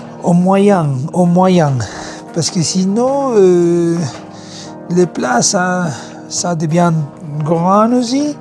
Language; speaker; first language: French; non-native, learner; Spanish